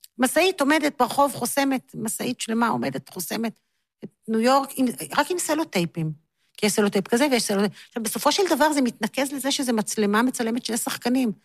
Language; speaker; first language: Hebrew; native; Hebrew